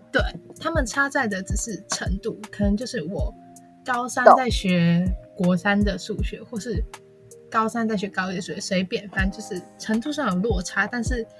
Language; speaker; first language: Chinese; native; Chinese